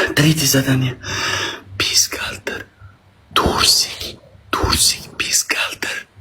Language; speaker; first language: Russian; non-native, learner; Uzbek